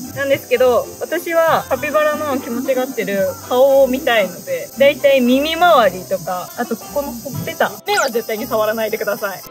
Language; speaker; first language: Japanese; native; Japanese